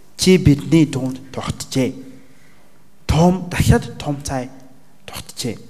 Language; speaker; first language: Mongolian; non-native, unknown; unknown